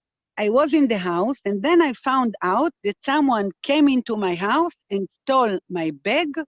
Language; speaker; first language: English; non-native, fluent; Hebrew